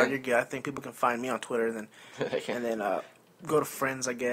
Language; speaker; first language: English; native; English